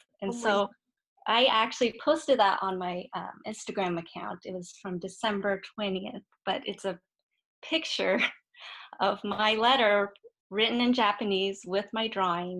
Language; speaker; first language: English; native; English